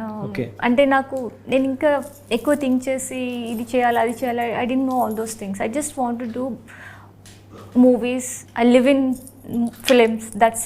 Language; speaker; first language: Telugu; non-native, local second language; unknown